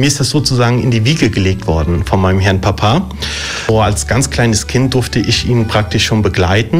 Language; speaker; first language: German; early bilingual, other home language; Italian